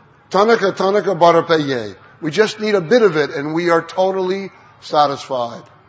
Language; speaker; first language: English; native; English